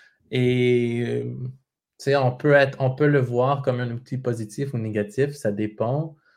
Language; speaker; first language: French; native; French